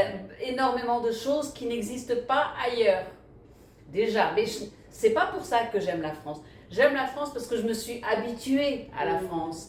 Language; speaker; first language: French; early bilingual, other home language; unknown